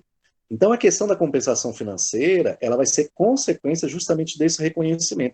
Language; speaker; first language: Portuguese; native; Portuguese